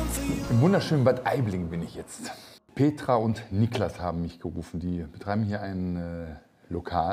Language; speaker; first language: German; native; German